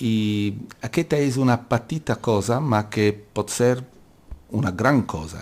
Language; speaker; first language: Catalan; non-native, local second language; Italian